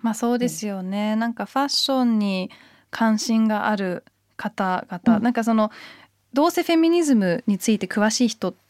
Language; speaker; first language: Japanese; early bilingual, heritage; Japanese